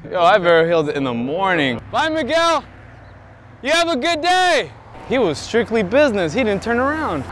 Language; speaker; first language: English; early bilingual, other home language; Spanish